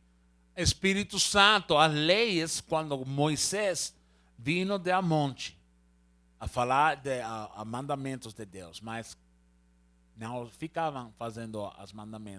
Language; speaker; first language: Portuguese; non-native, learner; Spanish